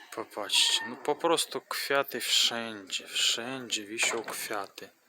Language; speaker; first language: Polish; non-native, fluent; Ukrainian